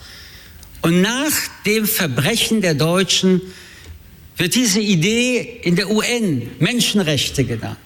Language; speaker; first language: German; early bilingual, other home language; French